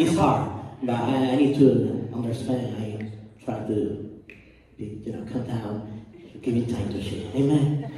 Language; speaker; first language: English; non-native, learner; Spanish